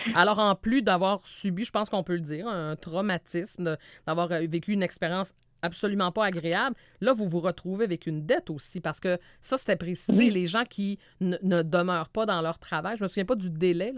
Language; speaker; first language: French; native; French